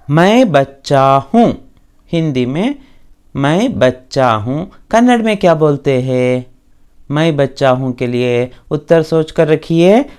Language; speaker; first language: Hindi; non-native, local second language; Kannada